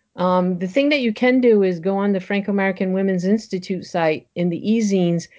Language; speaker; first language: English; early bilingual, other home language; French